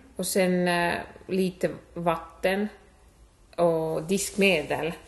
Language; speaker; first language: Swedish; non-native, fluent; Estonian